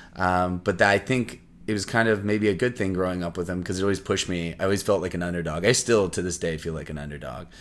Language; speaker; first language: English; native; English